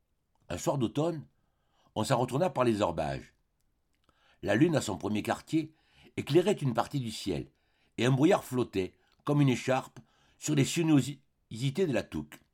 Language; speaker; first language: French; native; French